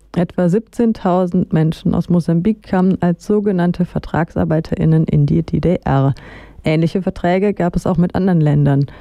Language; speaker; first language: German; native; German